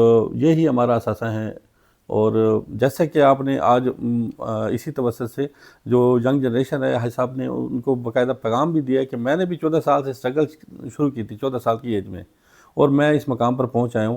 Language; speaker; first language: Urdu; non-native, local second language; Punjabi